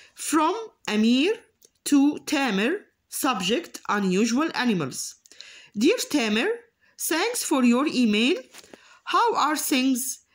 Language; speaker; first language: English; non-native, fluent; Arabic